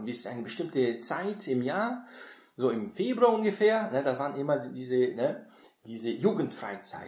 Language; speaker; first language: German; non-native, fluent; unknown